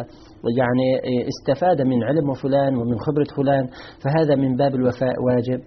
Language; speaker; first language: Arabic; native; Arabic